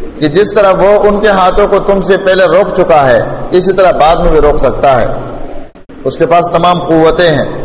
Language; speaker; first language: Urdu; non-native, local second language; Pashto